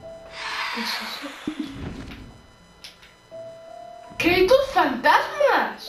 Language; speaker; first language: Spanish; native; Spanish